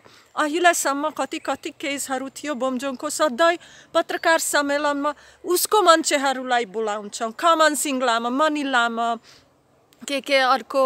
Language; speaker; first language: Nepali; non-native, learner; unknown